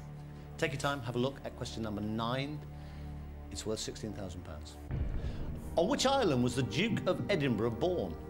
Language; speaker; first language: English; native; English